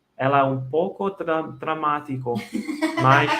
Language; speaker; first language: Portuguese; non-native, learner; English